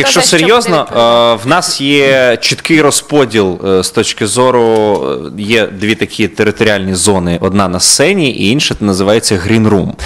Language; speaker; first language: Ukrainian; native; Ukrainian